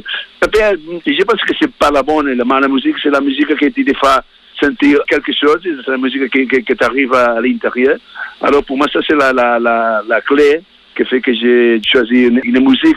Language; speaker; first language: French; non-native, learner; Spanish